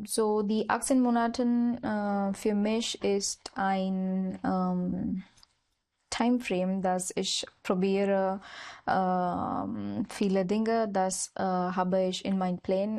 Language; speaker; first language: German; non-native, learner; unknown